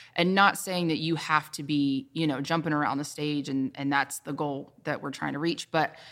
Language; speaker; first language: English; native; English